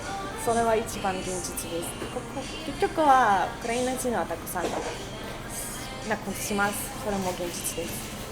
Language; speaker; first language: Japanese; non-native, fluent; Russian